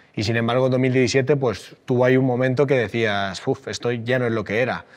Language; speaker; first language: Spanish; native; Spanish